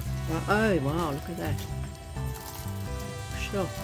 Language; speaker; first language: English; native; English